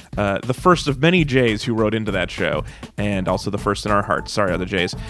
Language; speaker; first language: English; native; English